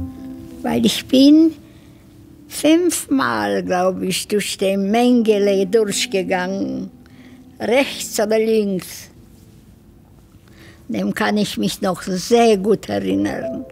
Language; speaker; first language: German; non-native, fluent; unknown